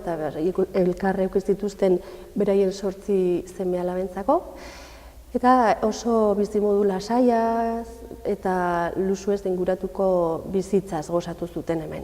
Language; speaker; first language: Basque; non-native, local second language; Spanish